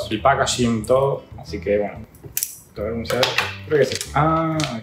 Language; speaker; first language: Spanish; native; Spanish